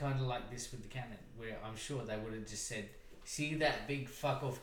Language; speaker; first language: English; native; English